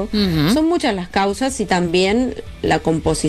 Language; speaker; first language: Spanish; native; Spanish